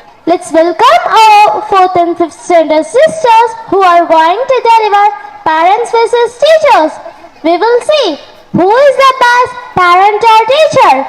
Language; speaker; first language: English; non-native, local second language; Tamil